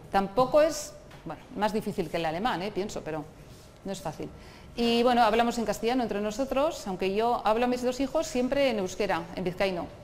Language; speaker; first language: Spanish; non-native, local second language; Basque